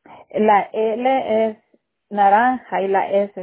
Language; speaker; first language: Spanish; native; Spanish